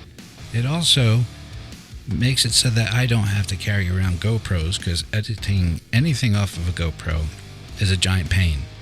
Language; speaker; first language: English; native; English